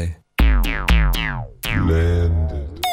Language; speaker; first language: German; native; German